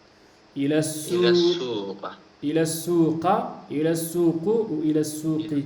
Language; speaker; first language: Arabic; non-native, fluent; French